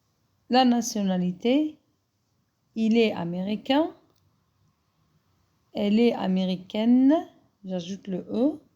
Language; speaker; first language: French; non-native, fluent; Arabic